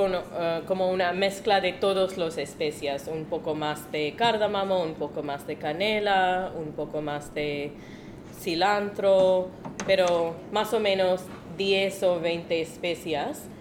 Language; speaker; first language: Spanish; non-native, learner; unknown